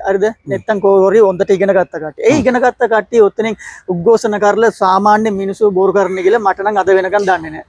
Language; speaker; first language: Sinhala; non-native, local second language; Tamil